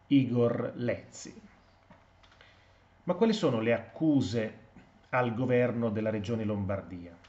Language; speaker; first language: Italian; native; Italian